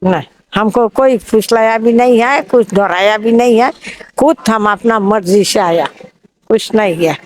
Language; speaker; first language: Hindi; non-native, local second language; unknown